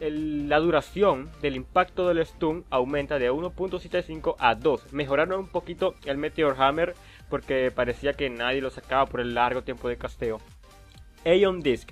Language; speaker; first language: Spanish; native; Spanish